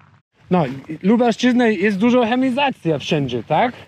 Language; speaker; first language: Polish; non-native, learner; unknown